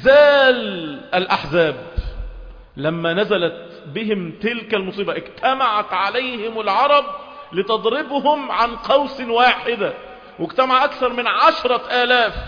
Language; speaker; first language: Arabic; native; Arabic